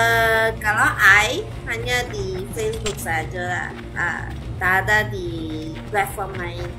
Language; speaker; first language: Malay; non-native, local second language; Cantonese